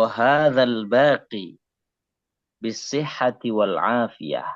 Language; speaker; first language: Arabic; non-native, fluent; Indonesian